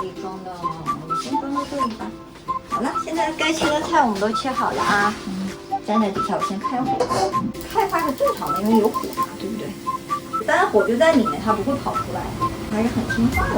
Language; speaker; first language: Chinese; native; Chinese